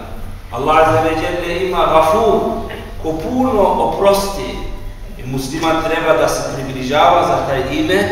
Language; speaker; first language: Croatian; non-native, fluent; Turkish